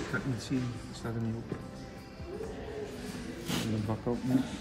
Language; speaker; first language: Dutch; native; Dutch